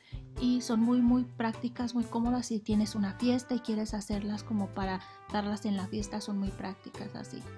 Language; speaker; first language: Spanish; native; Spanish